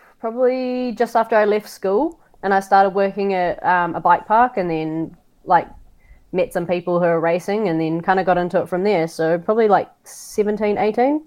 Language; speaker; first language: English; native; English